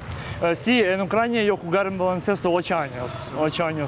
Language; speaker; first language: Spanish; non-native, learner; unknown